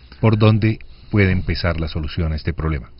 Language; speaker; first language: Spanish; native; Spanish